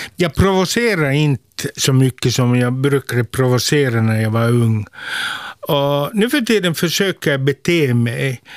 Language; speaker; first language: Swedish; non-native, local second language; Finnish